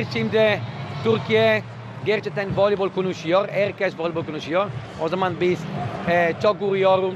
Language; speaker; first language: Turkish; non-native, learner; Italian